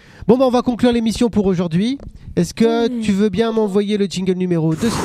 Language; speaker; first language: French; native; French